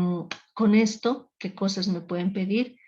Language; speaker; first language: Spanish; native; Spanish